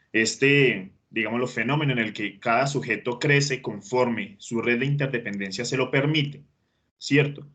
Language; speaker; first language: Spanish; native; Spanish